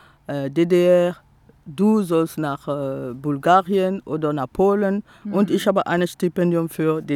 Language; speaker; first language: German; non-native, fluent; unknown